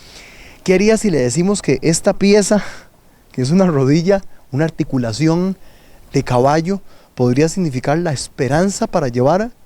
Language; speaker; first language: Spanish; native; Spanish